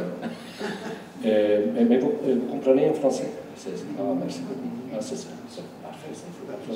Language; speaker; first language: French; non-native, fluent; Hungarian